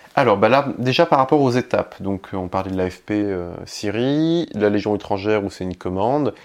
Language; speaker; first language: French; native; French